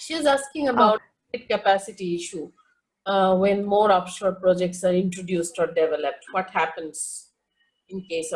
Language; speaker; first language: English; non-native, local second language; Bangla